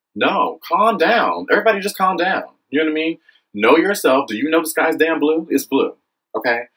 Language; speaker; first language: English; native; English